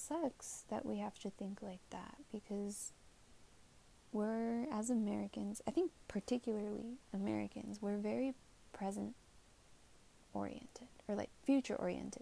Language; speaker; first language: English; native; English